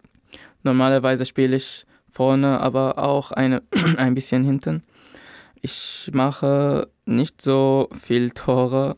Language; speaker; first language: German; non-native, fluent; Arabic